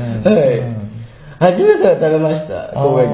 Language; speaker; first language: Japanese; non-native, learner; Burmese